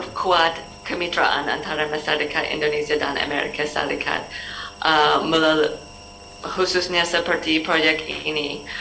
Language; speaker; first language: Indonesian; non-native, learner; English